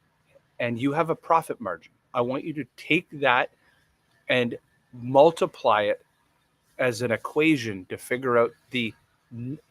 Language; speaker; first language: English; native; English